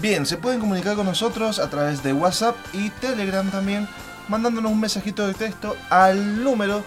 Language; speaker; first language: Spanish; native; Spanish